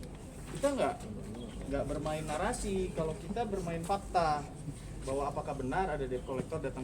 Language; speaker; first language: Indonesian; native; Indonesian